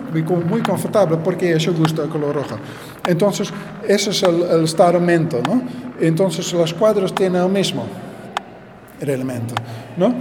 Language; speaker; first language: Spanish; non-native, learner; Dutch